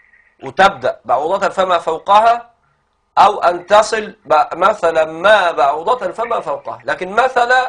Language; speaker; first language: Arabic; native; Arabic